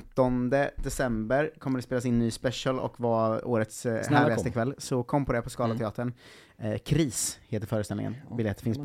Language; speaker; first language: Swedish; native; Swedish